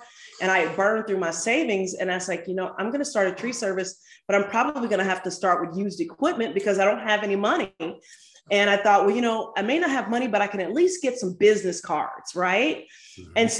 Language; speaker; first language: English; native; English